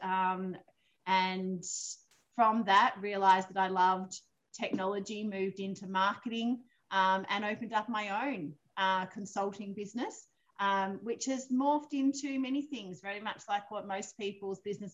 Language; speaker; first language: English; native; English